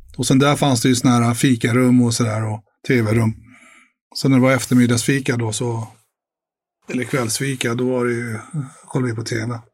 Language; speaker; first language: Swedish; early bilingual, other home language; Arabic